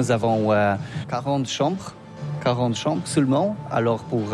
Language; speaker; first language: French; non-native, learner; Polish